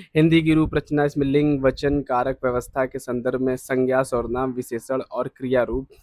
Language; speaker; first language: Hindi; native; Hindi